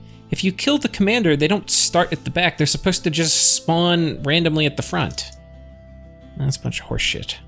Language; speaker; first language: English; native; English